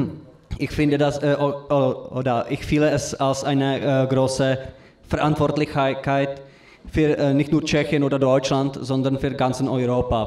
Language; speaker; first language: German; non-native, learner; Czech